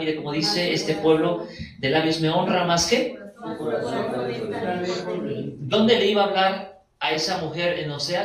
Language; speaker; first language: Spanish; native; Spanish